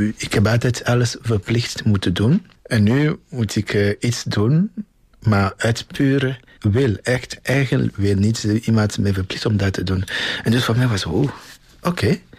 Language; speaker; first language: Dutch; non-native, fluent; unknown